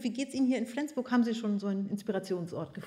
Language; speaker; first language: German; native; German